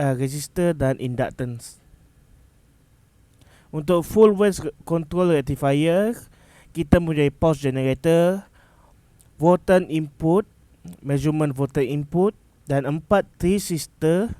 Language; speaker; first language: Malay; native; Malay